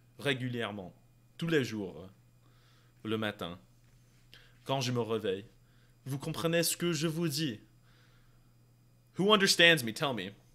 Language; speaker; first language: French; non-native, fluent; English